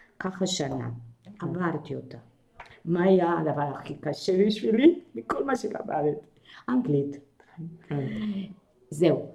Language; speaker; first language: Hebrew; non-native, fluent; Spanish